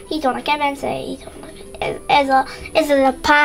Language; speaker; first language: Hungarian; early bilingual, heritage; Hungarian